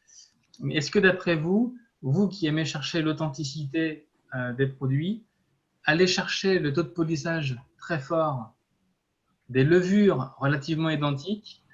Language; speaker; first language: French; native; French